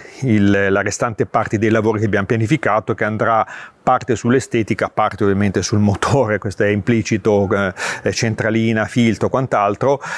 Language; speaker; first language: Italian; native; Italian